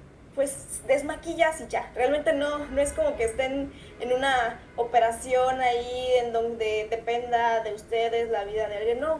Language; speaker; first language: Spanish; native; Spanish